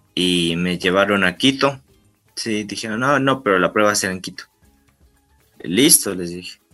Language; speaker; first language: Spanish; native; Spanish